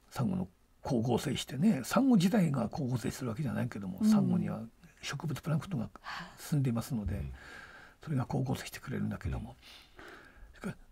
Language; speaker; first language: Japanese; native; Japanese